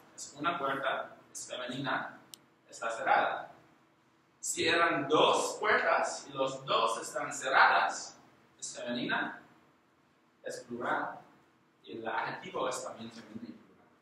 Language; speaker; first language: Spanish; non-native, learner; English